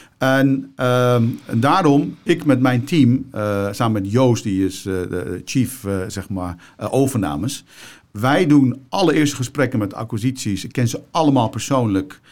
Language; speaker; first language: Dutch; early bilingual, other home language; Turkish